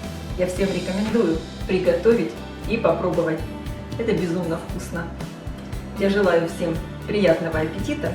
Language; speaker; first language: Russian; native; Russian